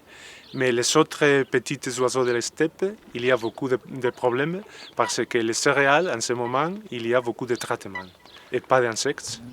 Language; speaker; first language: French; non-native, learner; Spanish